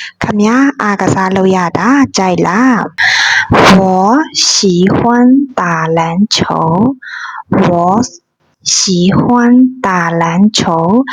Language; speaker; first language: Chinese; non-native, fluent; Burmese